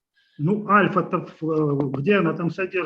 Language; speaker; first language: Russian; native; Russian